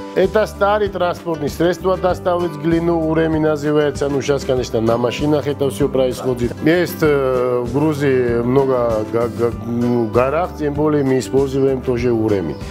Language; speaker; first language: Russian; non-native, fluent; Georgian